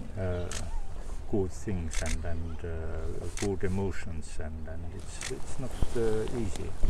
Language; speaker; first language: English; non-native, learner; Estonian